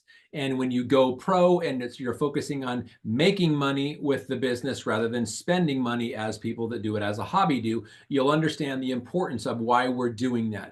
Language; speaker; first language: English; native; English